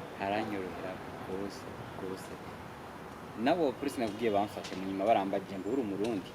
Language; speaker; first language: Rundi; early bilingual, heritage; Rundi